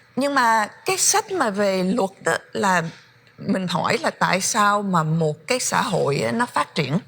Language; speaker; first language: Vietnamese; early bilingual, other home language; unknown